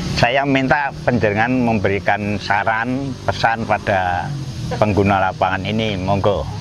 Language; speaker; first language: Indonesian; non-native, local second language; Javanese